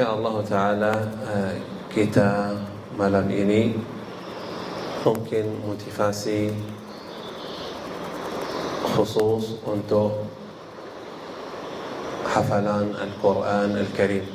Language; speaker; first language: Indonesian; non-native, learner; Arabic